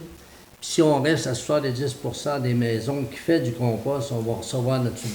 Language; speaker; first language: French; native; French